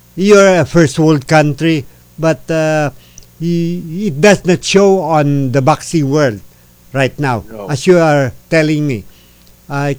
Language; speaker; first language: English; non-native, local second language; Filipino